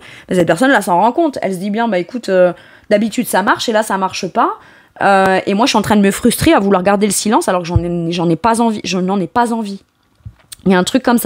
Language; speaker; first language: French; native; French